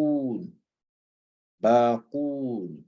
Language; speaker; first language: Arabic; non-native, fluent; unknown